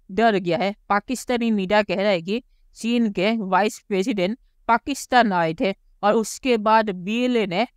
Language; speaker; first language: Hindi; native; Hindi